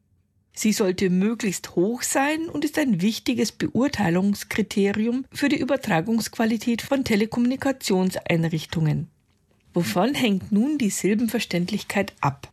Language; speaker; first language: German; native; German